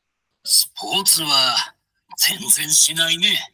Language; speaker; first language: Japanese; non-native, learner; Bangla